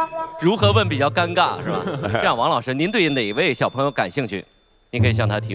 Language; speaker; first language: Chinese; native; Chinese